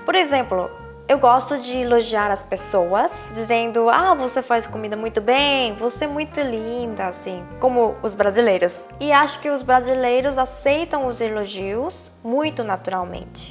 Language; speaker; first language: Portuguese; non-native, fluent; Korean